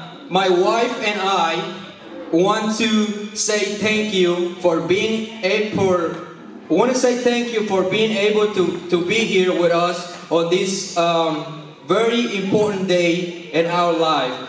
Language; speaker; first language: English; non-native, learner; Spanish